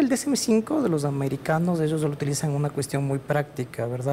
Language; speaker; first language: Spanish; native; Spanish